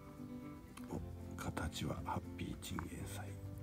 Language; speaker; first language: Japanese; native; Japanese